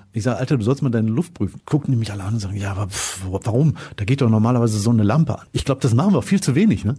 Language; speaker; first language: German; native; German